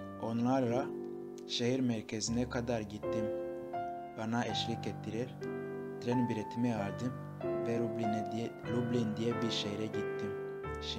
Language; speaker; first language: Turkish; non-native, fluent; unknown